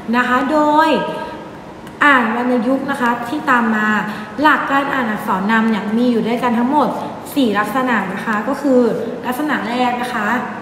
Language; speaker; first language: Thai; native; Thai